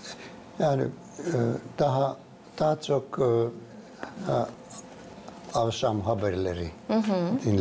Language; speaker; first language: Turkish; non-native, fluent; Finnish